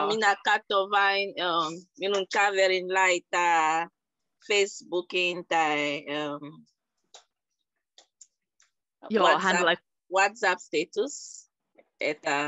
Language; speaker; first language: Finnish; non-native, learner; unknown